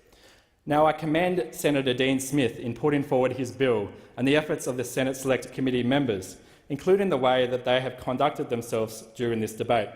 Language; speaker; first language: English; native; English